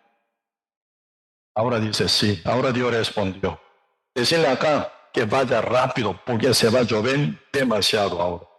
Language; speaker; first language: Spanish; non-native, learner; Korean